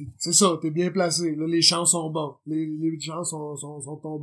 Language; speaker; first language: French; native; French